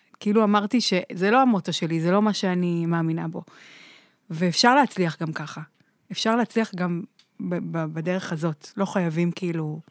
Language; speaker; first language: Hebrew; native; Hebrew